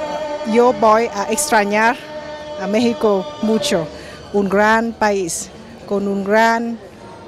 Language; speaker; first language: Spanish; non-native, fluent; Vietnamese